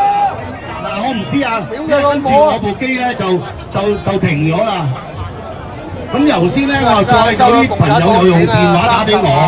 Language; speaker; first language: Cantonese; native; Cantonese